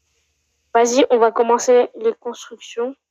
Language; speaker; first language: French; native; French